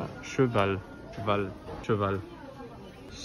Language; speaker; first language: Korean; non-native, learner; French